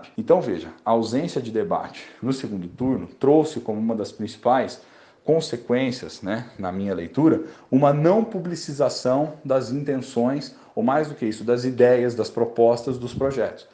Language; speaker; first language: Portuguese; native; Portuguese